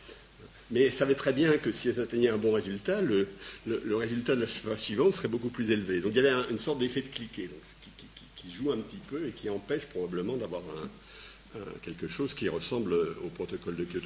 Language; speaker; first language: French; native; French